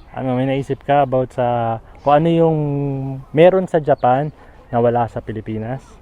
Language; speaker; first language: Filipino; native; Filipino